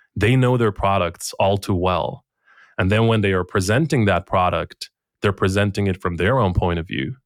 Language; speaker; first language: English; non-native, fluent; Bosnian